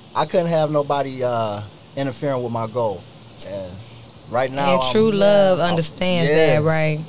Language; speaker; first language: English; native; English